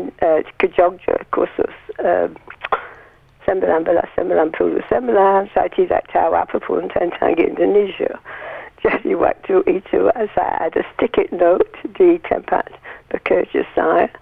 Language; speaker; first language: Indonesian; non-native, learner; English